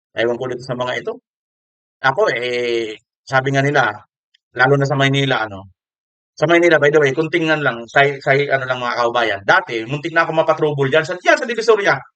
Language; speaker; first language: Filipino; non-native, local second language; Waray